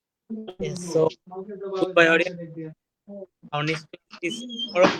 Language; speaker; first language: English; non-native, learner; Bangla